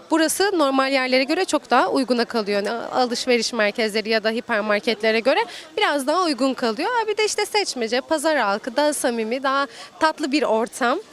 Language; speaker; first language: Turkish; native; Turkish